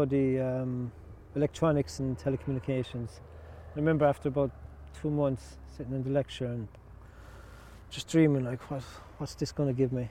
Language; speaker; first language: English; native; English